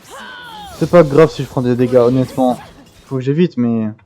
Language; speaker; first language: French; native; French